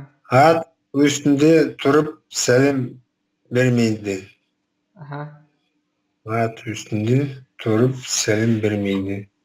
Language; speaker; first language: Kazakh; non-native, local second language; Russian